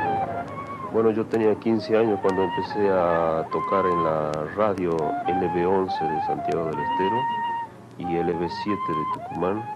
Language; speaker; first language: Spanish; non-native, local second language; Quechua